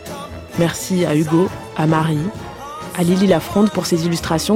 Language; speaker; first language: French; native; French